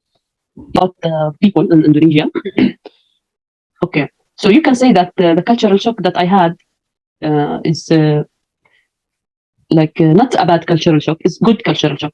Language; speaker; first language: English; non-native, fluent; Arabic